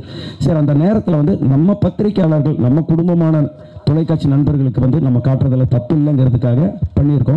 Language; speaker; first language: Tamil; native; Tamil